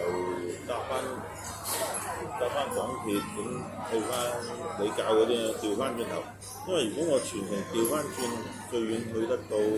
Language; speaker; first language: Cantonese; native; Cantonese